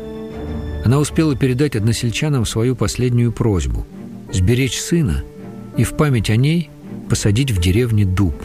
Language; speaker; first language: Russian; native; Russian